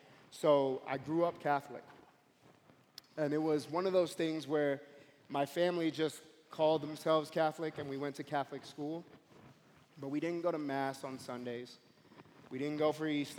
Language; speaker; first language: English; native; English